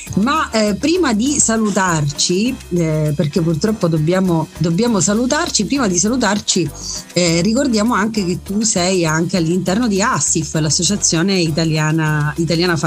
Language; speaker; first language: Italian; native; Italian